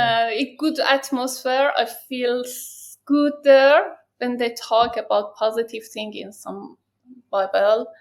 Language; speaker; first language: English; non-native, learner; Persian